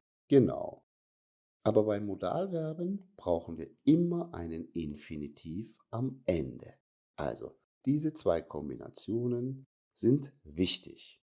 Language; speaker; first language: German; non-native, fluent; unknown